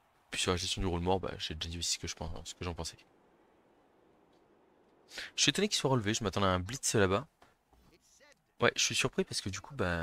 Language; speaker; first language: French; native; French